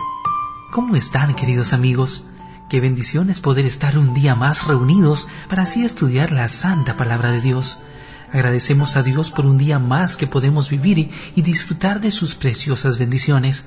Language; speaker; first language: Spanish; native; Spanish